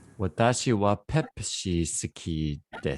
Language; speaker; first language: Japanese; non-native, learner; English